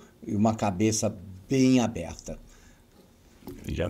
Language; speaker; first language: Portuguese; native; Portuguese